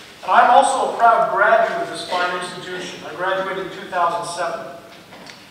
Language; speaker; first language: English; native; English